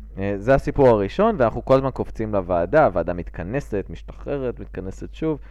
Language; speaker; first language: Hebrew; native; Hebrew